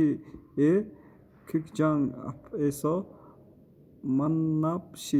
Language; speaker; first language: Korean; non-native, fluent; Mongolian